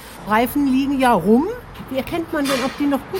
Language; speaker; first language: German; native; German